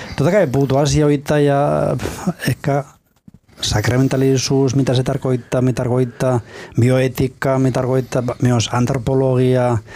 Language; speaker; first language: Finnish; non-native, fluent; Spanish